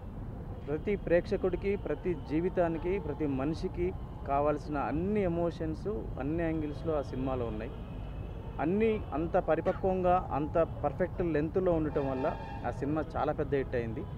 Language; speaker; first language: Telugu; native; Telugu